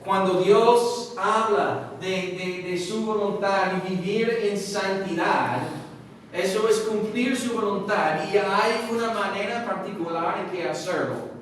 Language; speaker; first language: Spanish; non-native, fluent; English